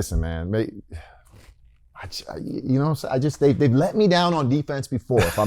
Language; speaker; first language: English; native; English